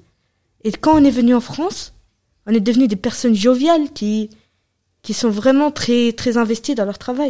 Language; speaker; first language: French; early bilingual, other home language; Arabic